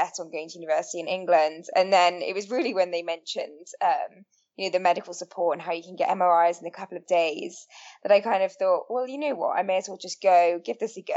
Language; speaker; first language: English; native; English